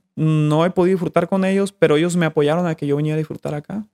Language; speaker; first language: Spanish; native; Spanish